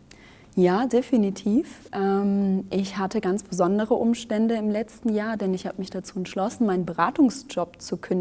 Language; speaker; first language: German; native; German